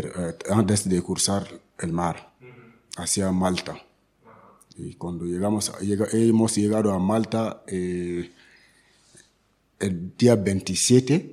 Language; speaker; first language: Spanish; non-native, learner; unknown